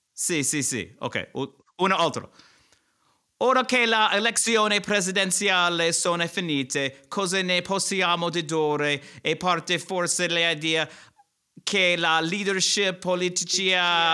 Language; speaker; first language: Italian; non-native, learner; English